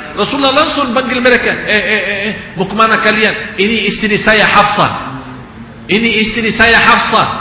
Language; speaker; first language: Indonesian; non-native, fluent; Arabic